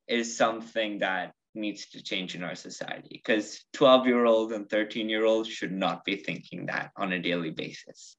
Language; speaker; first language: English; early bilingual, other home language; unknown